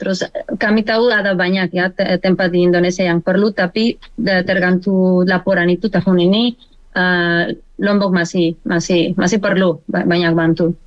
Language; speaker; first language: Indonesian; non-native, learner; Spanish